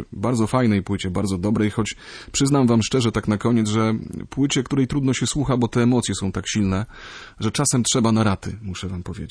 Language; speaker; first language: Polish; native; Polish